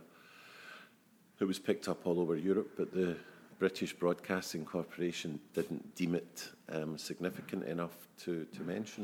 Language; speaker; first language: English; native; English